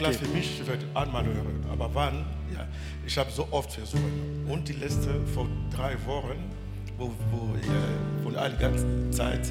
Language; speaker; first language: German; non-native, learner; French